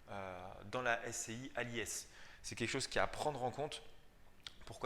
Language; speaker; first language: French; native; French